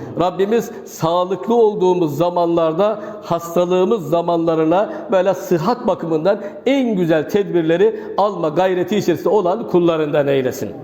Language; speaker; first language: Turkish; native; Turkish